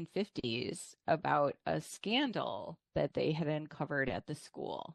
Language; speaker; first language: English; native; English